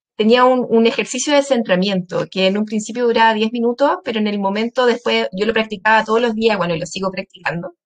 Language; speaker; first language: Spanish; native; Spanish